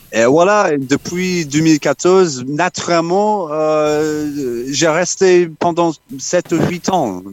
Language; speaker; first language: French; non-native, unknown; English